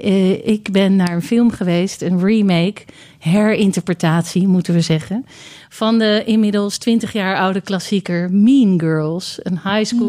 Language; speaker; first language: Dutch; native; Dutch